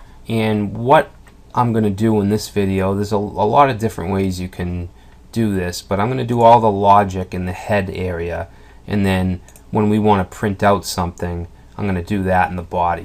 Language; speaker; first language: English; native; English